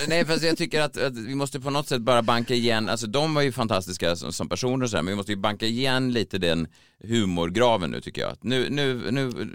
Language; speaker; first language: Swedish; native; Swedish